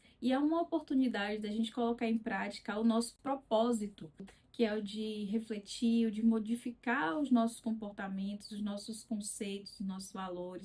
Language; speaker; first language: Portuguese; native; Portuguese